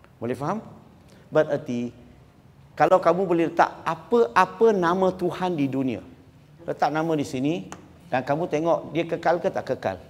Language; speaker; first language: Malay; non-native, local second language; Chinese